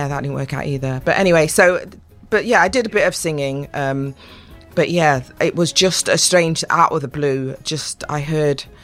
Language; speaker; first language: English; native; English